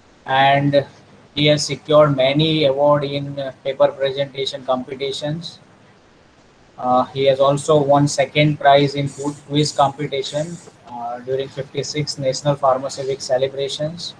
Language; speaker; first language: English; non-native, local second language; Gujarati